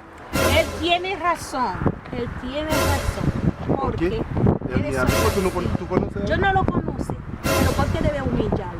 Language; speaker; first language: Spanish; non-native, learner; Haitian Creole